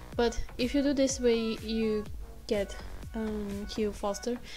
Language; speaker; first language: English; non-native, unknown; Portuguese